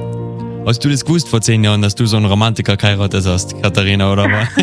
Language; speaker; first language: German; native; German